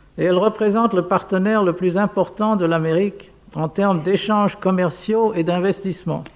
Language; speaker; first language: French; non-native, fluent; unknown